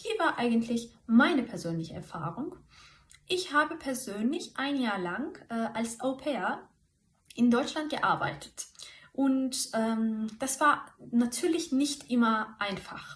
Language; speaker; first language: German; non-native, fluent; Turkish